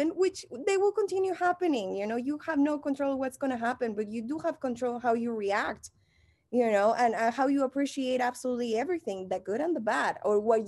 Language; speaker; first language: English; non-native, fluent; Spanish